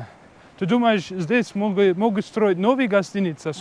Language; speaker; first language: Russian; non-native, learner; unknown